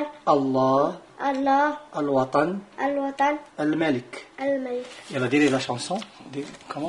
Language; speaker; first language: French; non-native, local second language; Arabic